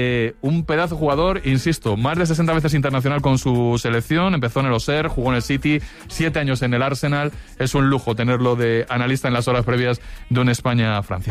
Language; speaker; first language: Spanish; native; Spanish